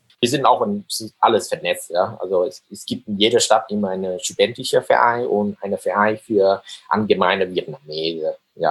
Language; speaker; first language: German; non-native, fluent; Vietnamese